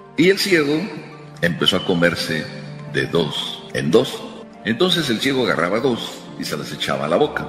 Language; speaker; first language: Spanish; native; Spanish